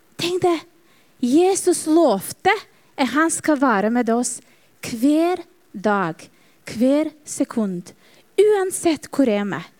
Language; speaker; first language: Norwegian; non-native, fluent; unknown